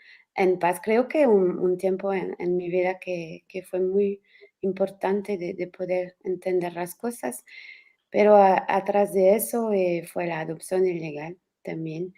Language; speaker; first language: Spanish; non-native, learner; French